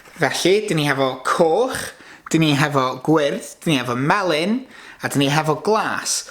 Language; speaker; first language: Welsh; non-native, local second language; English